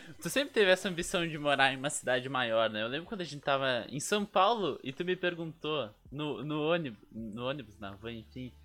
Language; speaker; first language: Portuguese; native; Portuguese